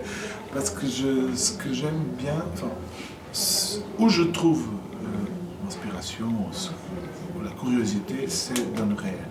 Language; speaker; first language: French; non-native, fluent; Portuguese